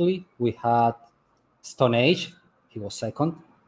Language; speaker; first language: English; non-native, learner; Spanish